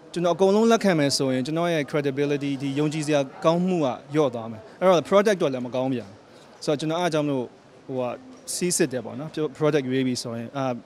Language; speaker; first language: Burmese; native; Burmese